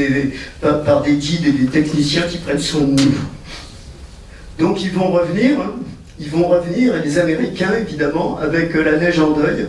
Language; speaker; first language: French; native; French